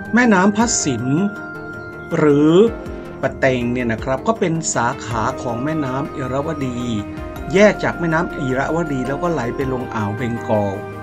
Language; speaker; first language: Thai; native; Thai